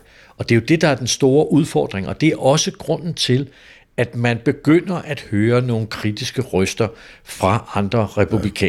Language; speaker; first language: Danish; native; Danish